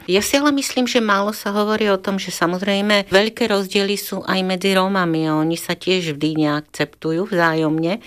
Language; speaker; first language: Slovak; native; Slovak